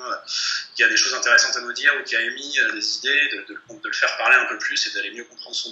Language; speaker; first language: French; native; French